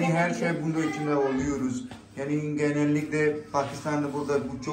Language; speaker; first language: Turkish; non-native, learner; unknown